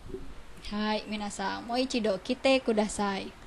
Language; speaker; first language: Japanese; non-native, fluent; Indonesian